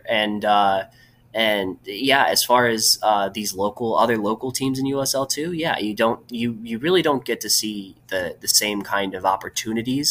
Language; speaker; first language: English; native; English